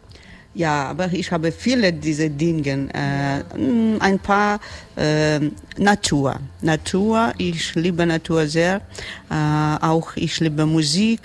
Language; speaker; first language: German; non-native, learner; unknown